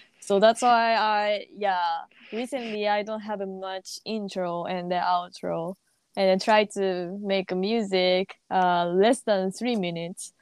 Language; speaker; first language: English; non-native, learner; Japanese